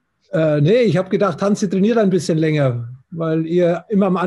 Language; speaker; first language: German; native; German